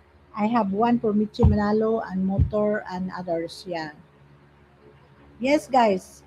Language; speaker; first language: English; non-native, local second language; Filipino